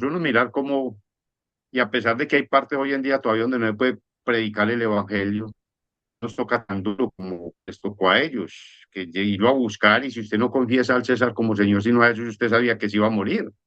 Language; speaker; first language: Spanish; native; Spanish